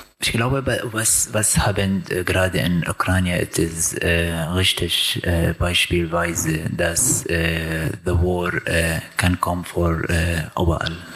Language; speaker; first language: German; non-native, learner; Arabic